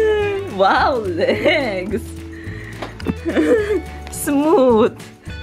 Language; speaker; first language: Japanese; non-native, fluent; Filipino